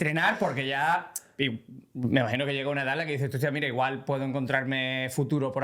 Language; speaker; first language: Spanish; native; Spanish